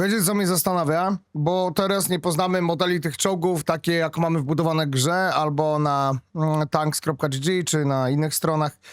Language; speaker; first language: Polish; native; Polish